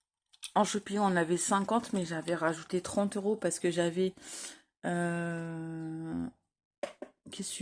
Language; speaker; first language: French; native; French